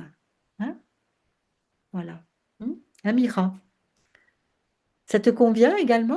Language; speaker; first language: French; native; French